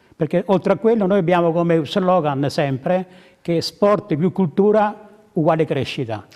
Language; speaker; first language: Italian; native; Italian